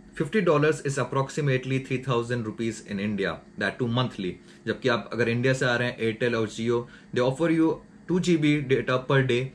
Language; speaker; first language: Hindi; native; Hindi